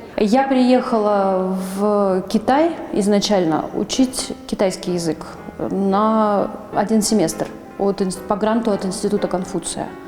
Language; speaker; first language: Russian; native; Russian